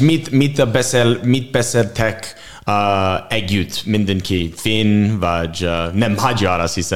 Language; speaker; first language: Hungarian; non-native, learner; English